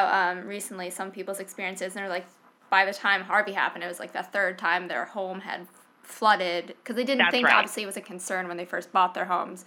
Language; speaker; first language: English; native; English